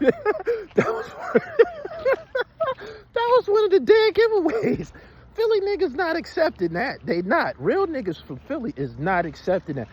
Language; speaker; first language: English; native; English